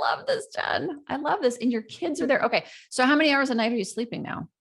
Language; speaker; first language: English; native; English